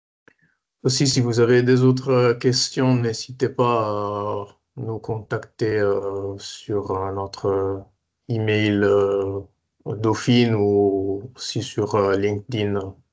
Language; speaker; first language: French; non-native, fluent; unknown